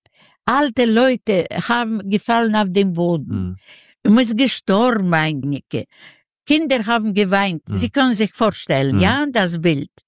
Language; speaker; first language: German; non-native, learner; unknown